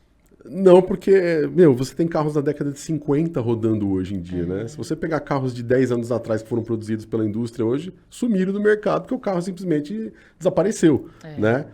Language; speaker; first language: Portuguese; native; Portuguese